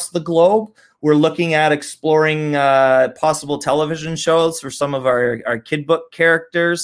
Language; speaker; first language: English; native; English